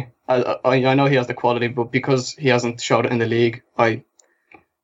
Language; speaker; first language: English; native; English